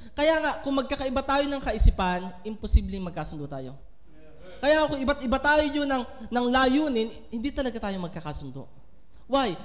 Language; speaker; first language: Filipino; native; Filipino